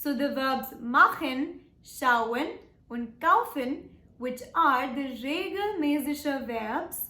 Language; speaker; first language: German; non-native, fluent; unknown